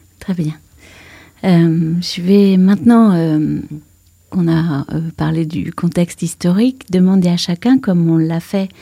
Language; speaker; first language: French; native; French